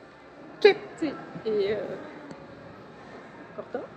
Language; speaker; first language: Spanish; non-native, learner; French